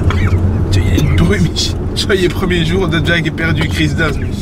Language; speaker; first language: French; native; French